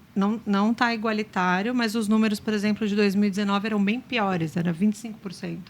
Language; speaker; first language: Portuguese; native; Portuguese